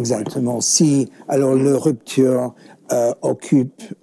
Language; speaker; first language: French; non-native, fluent; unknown